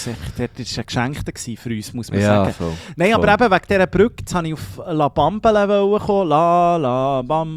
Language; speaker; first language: German; native; German